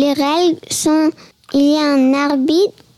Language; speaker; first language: French; early bilingual, heritage; French